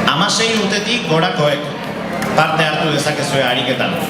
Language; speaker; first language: Basque; native; Basque